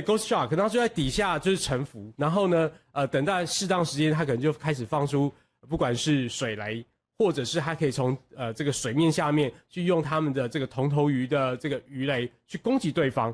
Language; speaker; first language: Chinese; native; Chinese